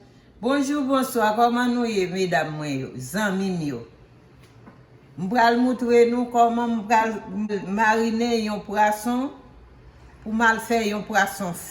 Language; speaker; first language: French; non-native, learner; Haitian Creole